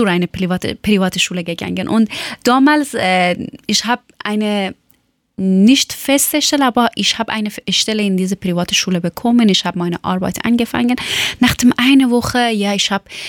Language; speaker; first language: German; non-native, learner; Persian